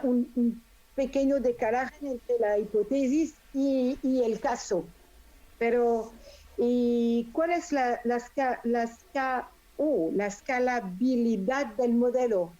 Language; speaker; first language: Spanish; non-native, fluent; French